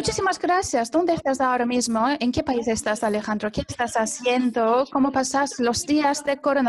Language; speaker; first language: Spanish; non-native, fluent; Turkish